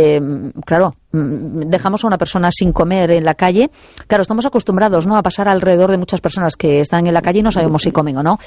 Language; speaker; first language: Spanish; native; Spanish